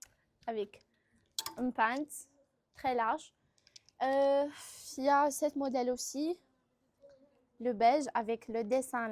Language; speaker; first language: French; non-native, local second language; Arabic